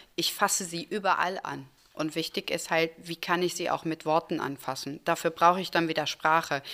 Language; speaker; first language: German; early bilingual, other home language; Turkish